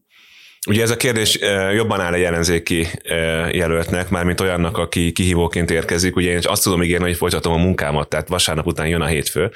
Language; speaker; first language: Hungarian; native; Hungarian